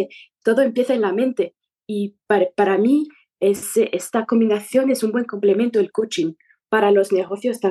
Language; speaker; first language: Spanish; non-native, fluent; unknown